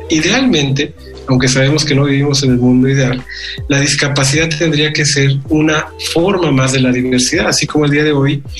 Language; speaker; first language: Spanish; native; Spanish